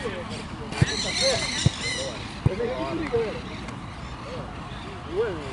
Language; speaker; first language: Spanish; native; Spanish